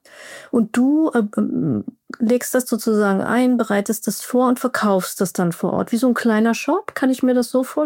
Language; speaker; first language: German; native; German